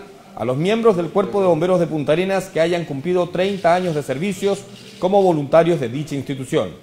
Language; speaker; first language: Spanish; native; Spanish